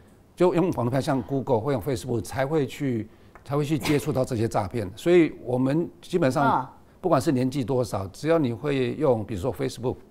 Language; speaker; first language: Chinese; native; Chinese